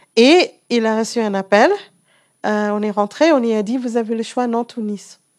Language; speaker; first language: French; non-native, fluent; English